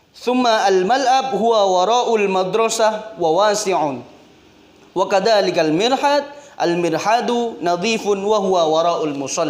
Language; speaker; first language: Arabic; non-native, fluent; Indonesian